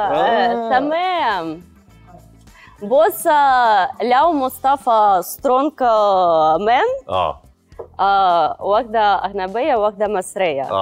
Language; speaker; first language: Arabic; non-native, learner; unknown